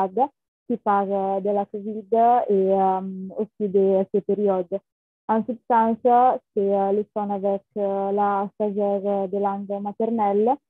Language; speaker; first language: French; non-native, learner; Italian